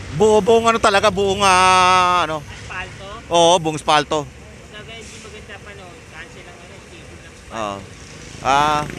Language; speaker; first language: Filipino; native; Filipino